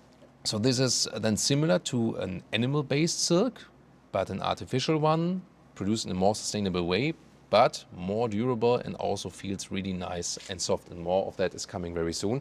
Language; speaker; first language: English; non-native, fluent; German